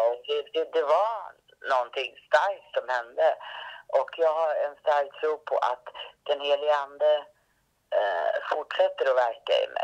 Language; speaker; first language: Swedish; native; Swedish